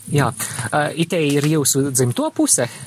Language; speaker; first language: Latvian; native; Latvian